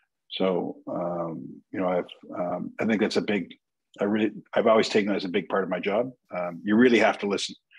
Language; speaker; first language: English; native; English